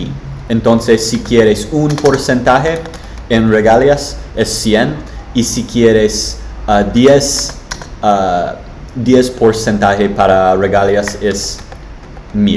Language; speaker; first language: Spanish; non-native, learner; English